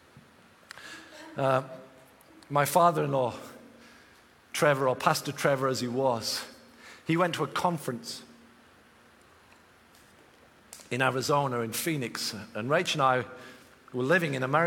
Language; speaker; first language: English; native; English